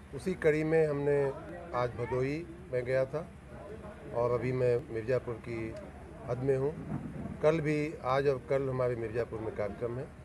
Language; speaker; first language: Hindi; native; Hindi